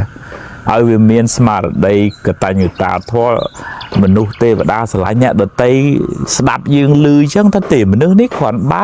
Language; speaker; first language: Khmer; native; Khmer